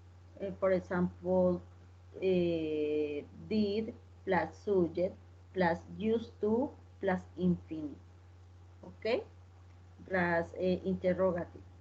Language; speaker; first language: English; non-native, learner; Spanish